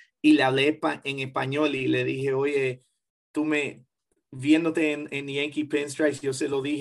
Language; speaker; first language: Spanish; early bilingual, heritage; Spanish